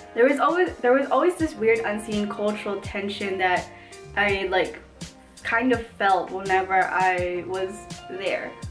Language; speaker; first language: English; native; English